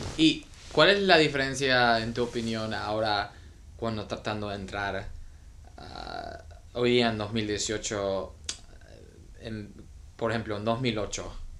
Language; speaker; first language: Spanish; early bilingual, heritage; Spanish